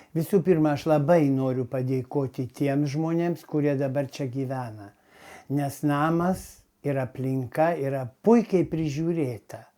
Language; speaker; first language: Lithuanian; native; Lithuanian